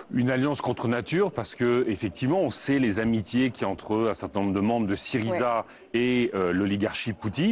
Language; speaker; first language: French; native; French